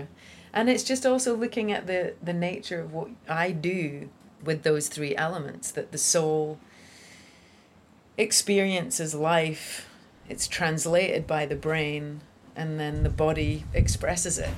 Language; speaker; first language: English; native; English